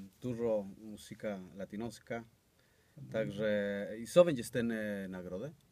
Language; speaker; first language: Polish; non-native, learner; Spanish